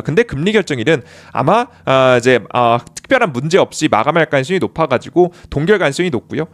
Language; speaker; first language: Korean; native; Korean